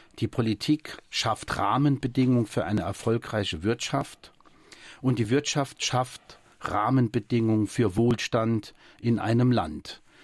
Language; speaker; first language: German; early bilingual, other home language; Italian